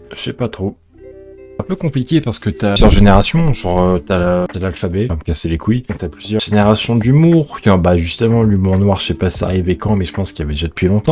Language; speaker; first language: French; native; French